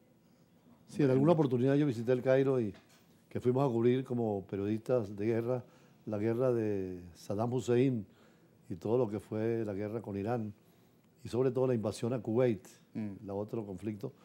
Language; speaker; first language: Spanish; native; Spanish